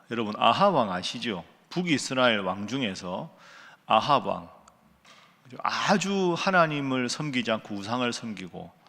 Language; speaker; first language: Korean; native; Korean